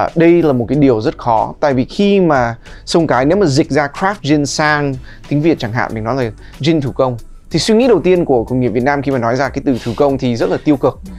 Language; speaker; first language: Vietnamese; early bilingual, heritage; Vietnamese